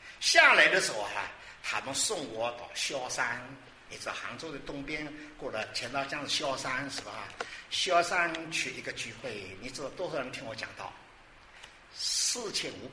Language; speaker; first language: Chinese; non-native, local second language; Wu Chinese